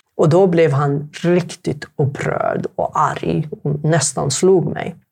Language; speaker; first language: Swedish; non-native, fluent; Arabic